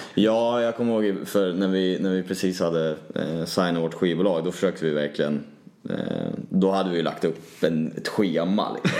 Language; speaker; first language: Swedish; native; Swedish